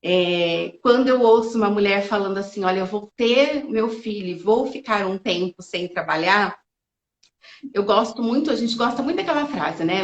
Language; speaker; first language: Portuguese; native; Portuguese